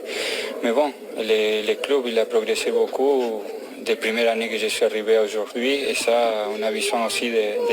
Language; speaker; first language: French; non-native, fluent; Spanish